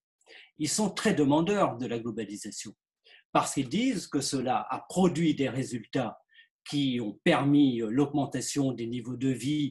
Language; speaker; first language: French; native; French